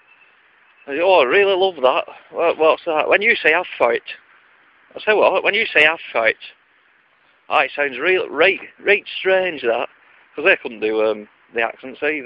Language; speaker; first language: English; native; English